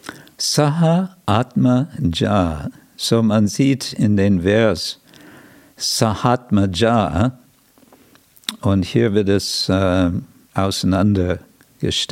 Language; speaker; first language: German; non-native, fluent; English